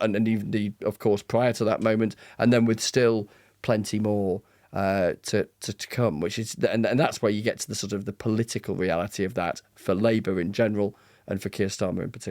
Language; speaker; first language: English; native; English